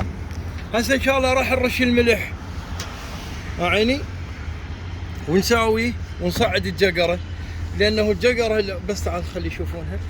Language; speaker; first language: Arabic; native; Arabic